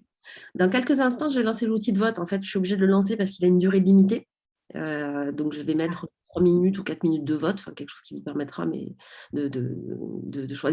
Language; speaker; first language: French; native; French